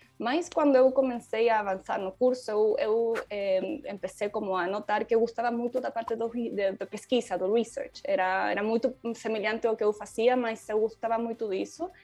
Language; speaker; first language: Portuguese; non-native, learner; Spanish